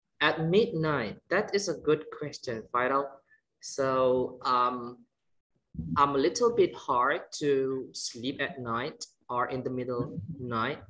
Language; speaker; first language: English; non-native, fluent; Indonesian